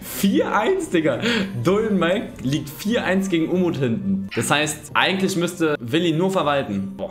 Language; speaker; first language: German; native; German